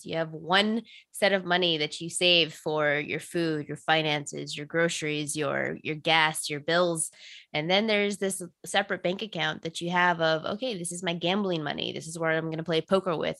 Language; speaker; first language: English; native; English